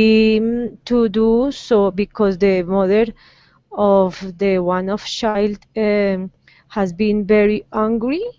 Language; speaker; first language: English; non-native, learner; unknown